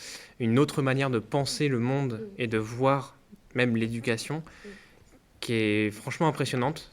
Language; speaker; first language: French; native; French